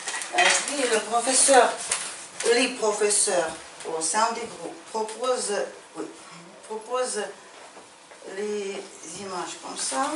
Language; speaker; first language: French; non-native, fluent; Ukrainian